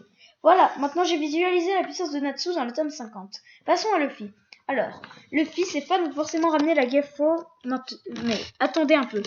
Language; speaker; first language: French; native; French